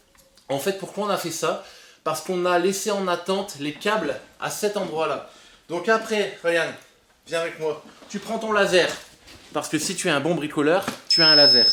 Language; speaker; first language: French; native; French